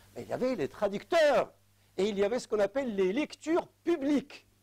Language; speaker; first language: French; non-native, local second language; Arabic